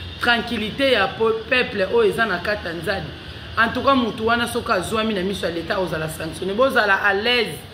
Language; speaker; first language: Lingala; non-native, local second language; Kongo